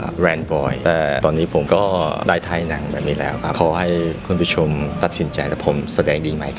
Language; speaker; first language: Thai; non-native, learner; Khmer